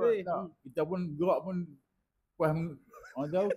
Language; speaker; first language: Malay; native; Malay